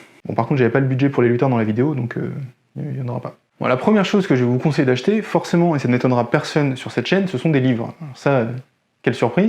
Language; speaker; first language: French; native; French